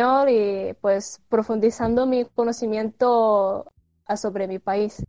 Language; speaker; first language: Spanish; non-native, fluent; Japanese